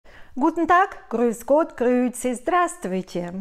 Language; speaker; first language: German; non-native, fluent; Russian